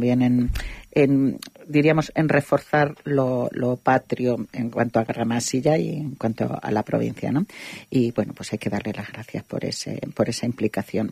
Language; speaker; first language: Spanish; native; Spanish